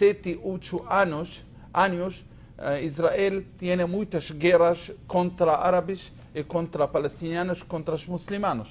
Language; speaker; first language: Spanish; non-native, learner; Hebrew